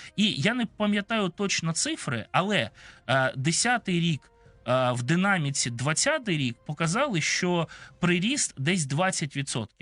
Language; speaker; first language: Ukrainian; non-native, local second language; Russian